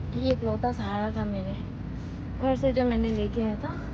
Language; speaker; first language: Hindi; non-native, local second language; Assamese